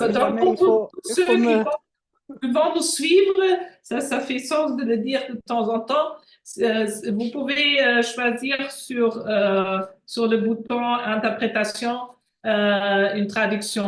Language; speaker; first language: French; non-native, fluent; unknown